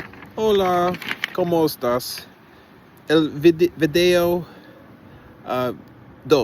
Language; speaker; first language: Spanish; non-native, learner; English